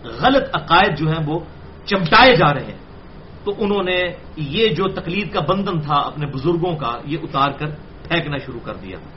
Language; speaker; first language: Urdu; non-native, local second language; Punjabi